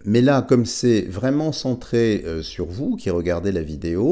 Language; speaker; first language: French; native; French